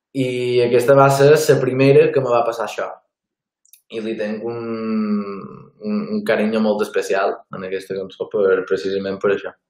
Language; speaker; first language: Catalan; native; Catalan